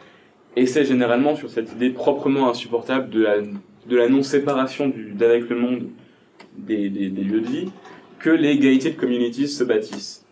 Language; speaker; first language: French; native; French